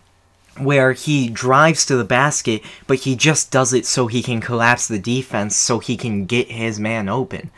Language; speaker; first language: English; native; English